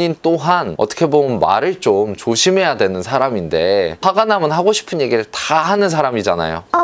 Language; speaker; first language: Korean; native; Korean